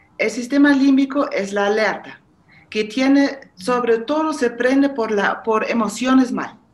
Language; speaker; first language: Spanish; non-native, fluent; German